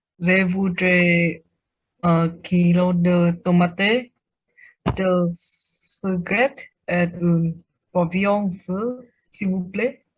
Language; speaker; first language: French; non-native, learner; Vietnamese